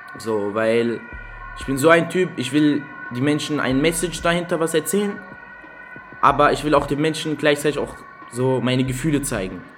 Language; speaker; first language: German; early bilingual, other home language; Arabic